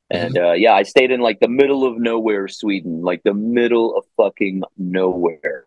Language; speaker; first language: English; native; English